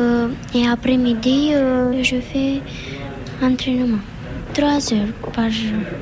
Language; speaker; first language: French; non-native, learner; Romanian